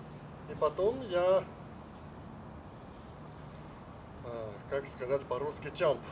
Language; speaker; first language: Russian; non-native, learner; Chinese